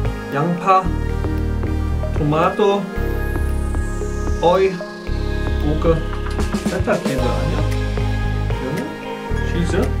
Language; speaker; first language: Korean; non-native, learner; German